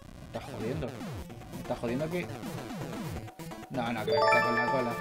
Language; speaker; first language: Spanish; native; Spanish